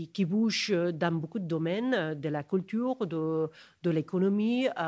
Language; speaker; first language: French; non-native, fluent; Catalan